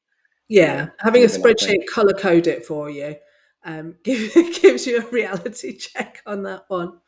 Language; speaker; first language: English; native; English